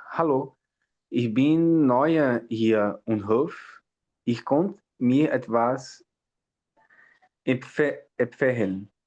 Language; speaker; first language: German; non-native, learner; Portuguese